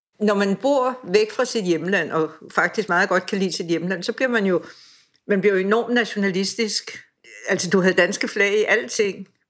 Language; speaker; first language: Danish; native; Danish